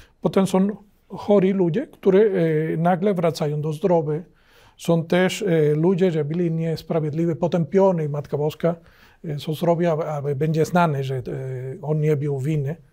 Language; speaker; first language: Polish; non-native, learner; Spanish